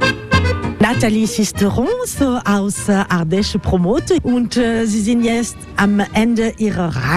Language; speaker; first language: German; non-native, learner; French